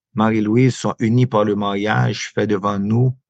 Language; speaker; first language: French; non-native, local second language; Haitian Creole